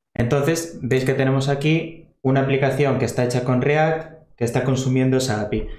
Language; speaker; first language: Spanish; native; Spanish